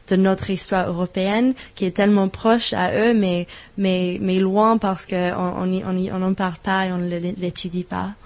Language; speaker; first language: French; non-native, fluent; English